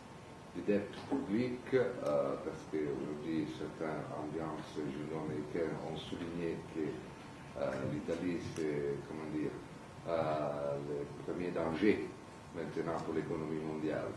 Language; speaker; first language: French; non-native, fluent; Italian